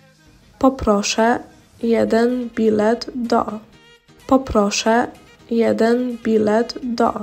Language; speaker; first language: Polish; non-native, fluent; Russian